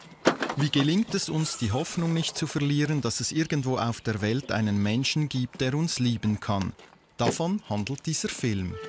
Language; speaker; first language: German; native; German